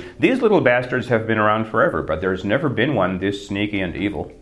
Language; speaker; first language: English; non-native, fluent; Czech